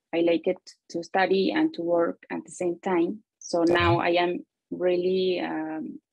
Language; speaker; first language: English; non-native, learner; Spanish